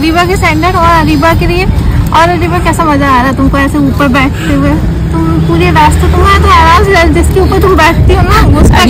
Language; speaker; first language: Hindi; native; Hindi